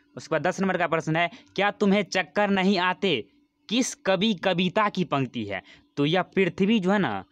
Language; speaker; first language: Hindi; native; Hindi